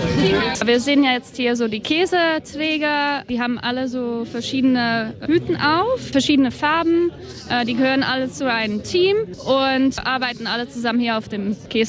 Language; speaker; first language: German; non-native, learner; Dutch